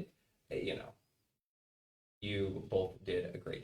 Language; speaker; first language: English; native; English